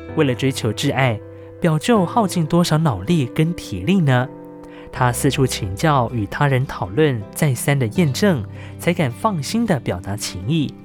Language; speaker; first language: Chinese; non-native, local second language; Amis